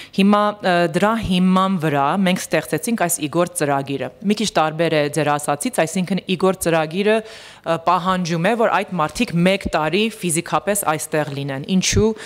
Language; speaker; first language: Armenian; early bilingual, heritage; Armenian